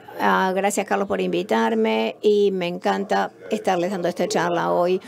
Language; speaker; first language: Spanish; non-native, learner; English